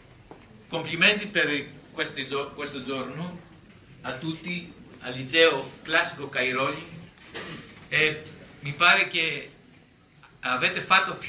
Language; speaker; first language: Italian; non-native, learner; Greek